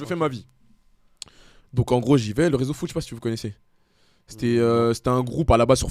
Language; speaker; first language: French; native; French